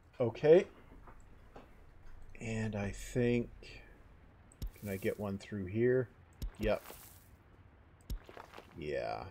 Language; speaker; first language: English; native; English